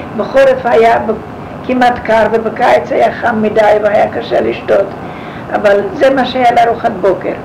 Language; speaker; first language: Hebrew; non-native, fluent; Yiddish